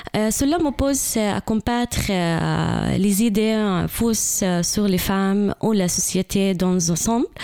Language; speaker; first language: French; non-native, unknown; Arabic